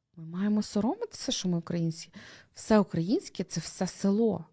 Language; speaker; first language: Ukrainian; native; Ukrainian